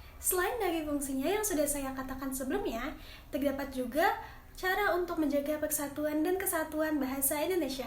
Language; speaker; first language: Indonesian; native; Indonesian